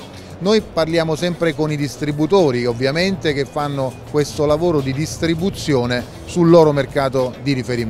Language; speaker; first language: Italian; native; Italian